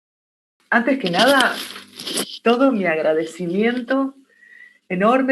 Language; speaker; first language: Spanish; native; Spanish